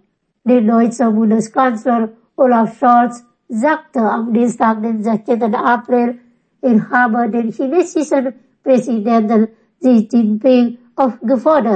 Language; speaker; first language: German; non-native, fluent; Indonesian